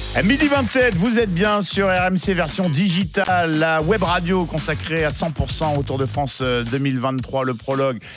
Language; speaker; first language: French; native; French